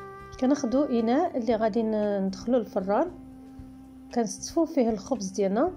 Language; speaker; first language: Arabic; native; Arabic